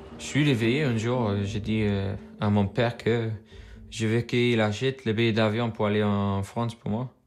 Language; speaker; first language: French; non-native, fluent; English